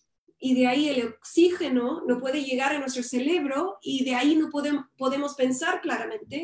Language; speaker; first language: Spanish; non-native, fluent; English